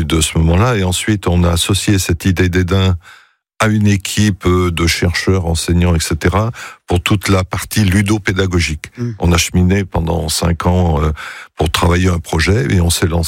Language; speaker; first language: French; native; French